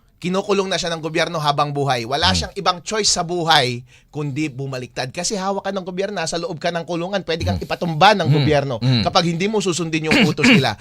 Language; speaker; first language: Filipino; non-native, local second language; Iloko